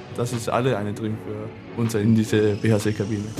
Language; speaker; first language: German; non-native, learner; Danish